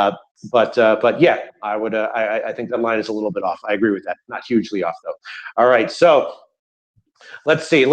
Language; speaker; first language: English; native; English